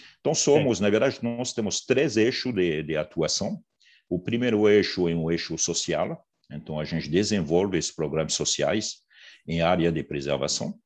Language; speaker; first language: Portuguese; non-native, fluent; French